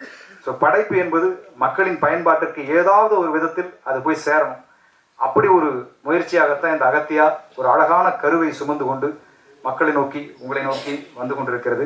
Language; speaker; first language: Tamil; native; Tamil